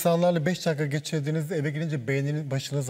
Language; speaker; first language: Turkish; native; Turkish